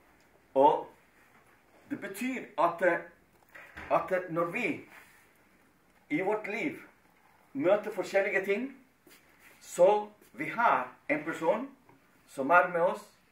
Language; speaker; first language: Swedish; non-native, fluent; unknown